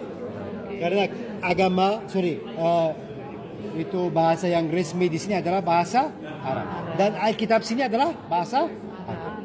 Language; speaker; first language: Indonesian; non-native, fluent; Arabic